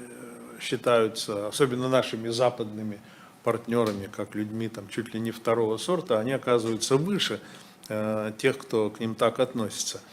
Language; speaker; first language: Russian; native; Russian